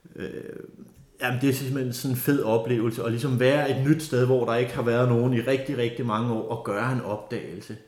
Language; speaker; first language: Danish; native; Danish